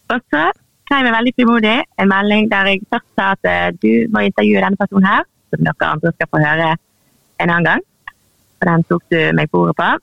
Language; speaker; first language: Norwegian; native; Norwegian